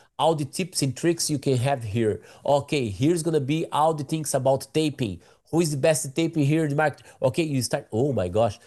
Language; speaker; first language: English; non-native, learner; Portuguese